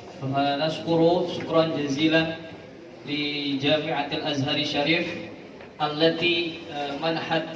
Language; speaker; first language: Arabic; non-native, fluent; Indonesian